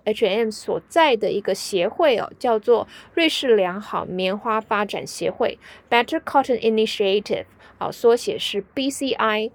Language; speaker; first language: Chinese; native; Chinese